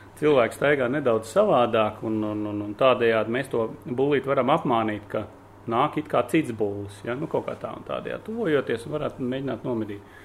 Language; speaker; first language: Latvian; native; Latvian